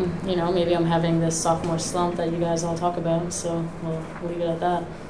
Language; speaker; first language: English; native; English